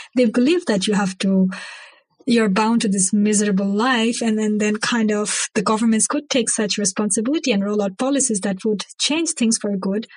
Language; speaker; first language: English; non-native, local second language; Bangla